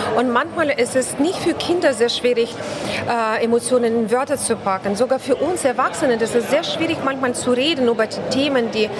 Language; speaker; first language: German; non-native, fluent; Ukrainian